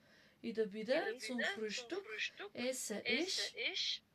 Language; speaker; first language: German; non-native, fluent; Macedonian